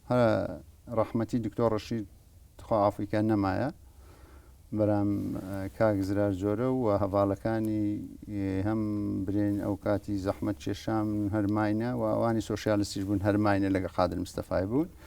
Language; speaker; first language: Central Kurdish; native; Central Kurdish